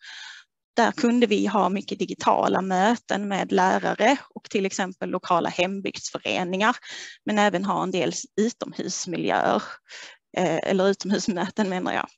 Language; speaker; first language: Swedish; native; Swedish